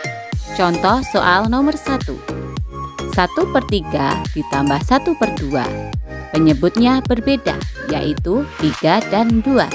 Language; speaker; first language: Indonesian; native; Indonesian